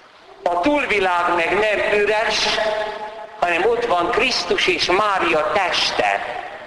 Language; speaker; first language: Hungarian; native; Hungarian